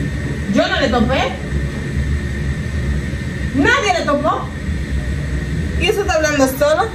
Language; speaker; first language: Spanish; native; Spanish